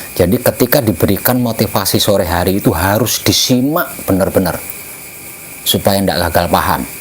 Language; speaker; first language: Indonesian; non-native, local second language; Javanese